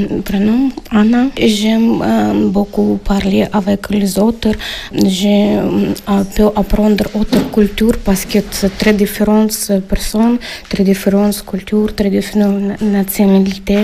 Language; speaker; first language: French; non-native, learner; Ukrainian